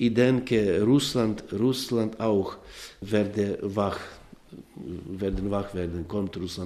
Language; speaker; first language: German; non-native, learner; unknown